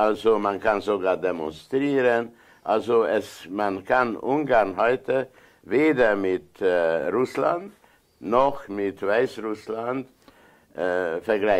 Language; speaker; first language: German; non-native, fluent; Hungarian